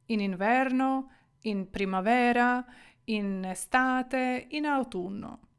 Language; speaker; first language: Italian; non-native, fluent; Ukrainian